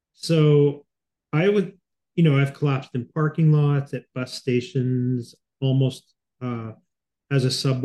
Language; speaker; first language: English; native; English